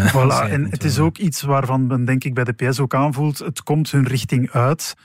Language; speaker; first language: Dutch; native; Dutch